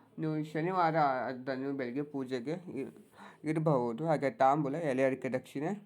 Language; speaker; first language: Kannada; native; Kannada